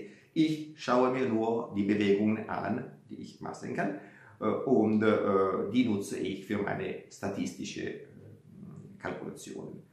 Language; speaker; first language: German; non-native, fluent; Italian